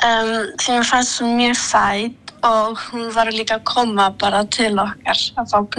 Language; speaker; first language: Icelandic; early bilingual, other home language; Polish